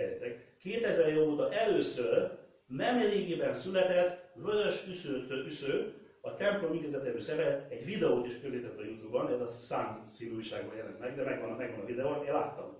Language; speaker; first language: Hungarian; native; Hungarian